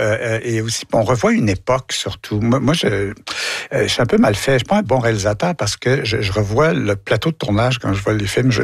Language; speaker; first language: French; native; French